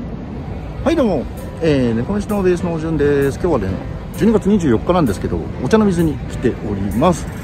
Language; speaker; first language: Japanese; native; Japanese